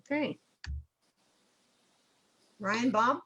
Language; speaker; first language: English; native; English